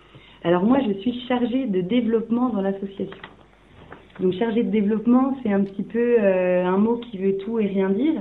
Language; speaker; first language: French; native; French